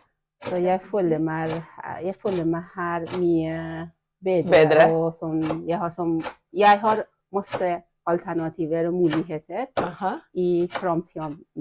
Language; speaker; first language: Norwegian; non-native, fluent; Persian